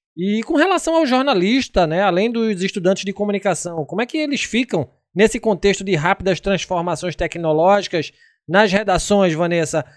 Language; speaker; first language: Portuguese; native; Portuguese